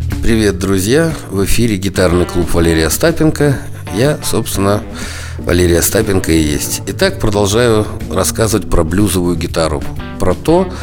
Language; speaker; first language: Russian; native; Russian